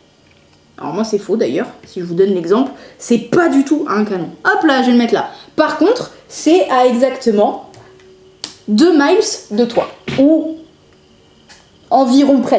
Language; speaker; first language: French; native; French